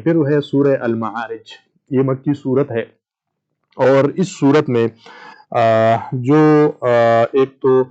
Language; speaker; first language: Urdu; native; Urdu